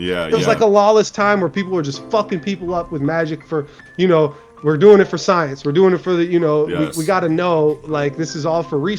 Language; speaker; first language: English; native; English